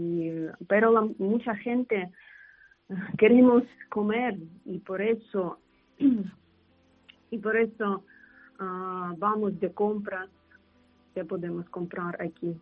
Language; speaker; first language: Spanish; non-native, learner; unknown